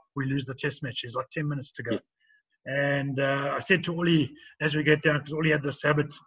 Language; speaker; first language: English; native; English